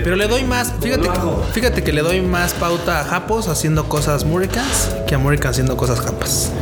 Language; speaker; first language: Spanish; native; Spanish